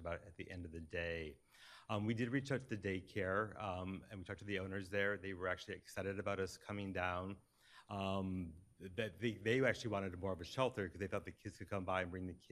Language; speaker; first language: English; native; English